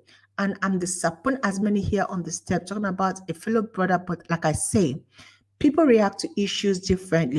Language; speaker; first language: English; non-native, local second language; Igbo